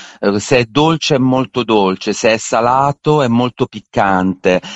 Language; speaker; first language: Italian; native; Italian